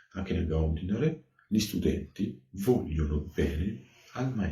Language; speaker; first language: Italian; non-native, fluent; Georgian